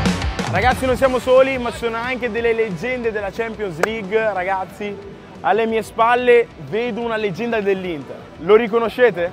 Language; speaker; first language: Italian; native; Italian